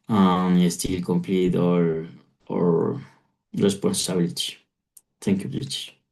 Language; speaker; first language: English; non-native, learner; Spanish